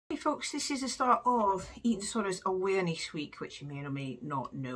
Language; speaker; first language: English; native; English